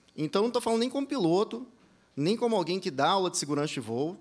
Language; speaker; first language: Portuguese; early bilingual, heritage; English